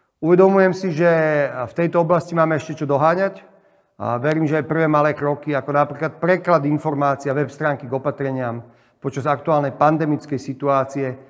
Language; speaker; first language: Slovak; native; Slovak